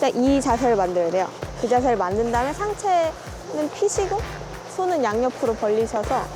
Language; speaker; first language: Korean; native; Korean